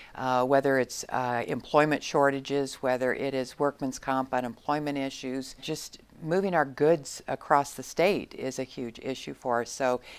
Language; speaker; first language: English; native; English